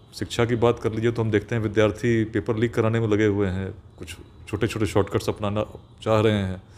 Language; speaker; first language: Hindi; native; Hindi